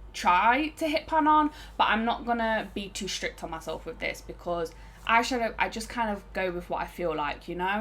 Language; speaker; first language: English; native; English